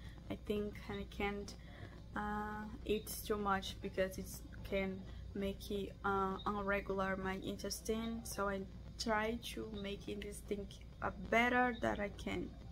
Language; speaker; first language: English; non-native, learner; Portuguese